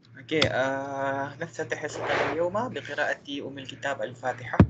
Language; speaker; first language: Arabic; non-native, fluent; Malay